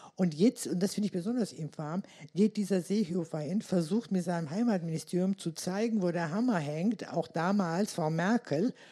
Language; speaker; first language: German; early bilingual, other home language; Turkish